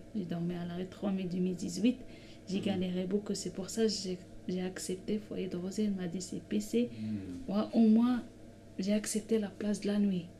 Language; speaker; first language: French; non-native, local second language; Arabic